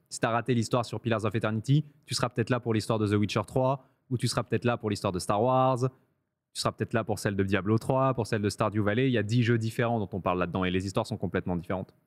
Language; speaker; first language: French; native; French